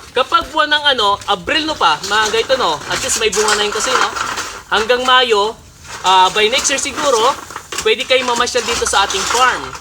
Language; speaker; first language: Filipino; non-native, local second language; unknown